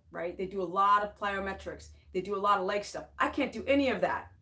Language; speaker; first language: English; native; English